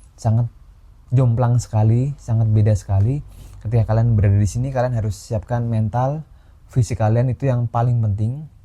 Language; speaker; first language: Indonesian; native; Indonesian